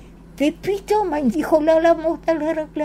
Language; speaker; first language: Hebrew; non-native, fluent; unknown